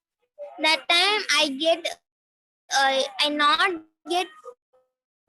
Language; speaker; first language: English; non-native, learner; Tamil